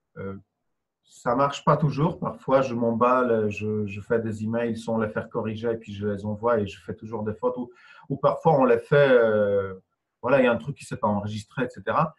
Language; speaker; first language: French; non-native, fluent; Polish